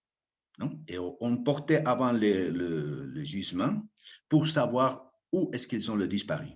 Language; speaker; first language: French; non-native, fluent; Spanish